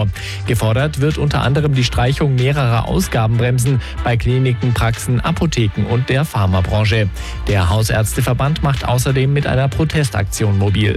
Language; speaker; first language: German; native; German